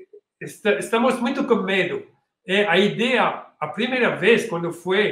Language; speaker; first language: Portuguese; non-native, learner; French